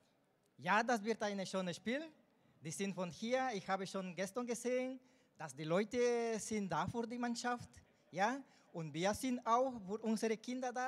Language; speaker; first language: German; non-native, learner; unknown